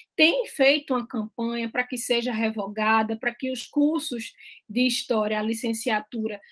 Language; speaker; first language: Portuguese; native; Portuguese